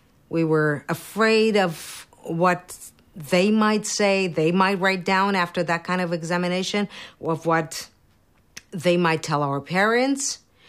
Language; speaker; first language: English; non-native, fluent; Romanian